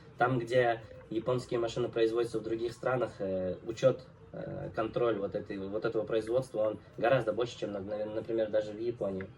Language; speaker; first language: Russian; non-native, local second language; Uzbek